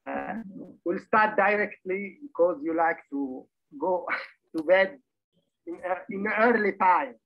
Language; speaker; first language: English; non-native, learner; Arabic